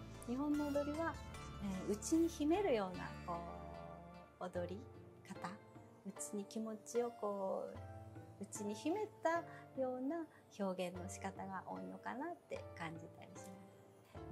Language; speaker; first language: Japanese; native; Japanese